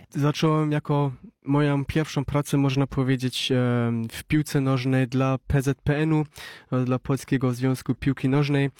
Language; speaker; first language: Polish; early bilingual, heritage; Polish